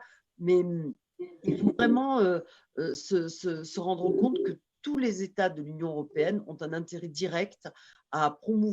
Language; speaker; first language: French; native; French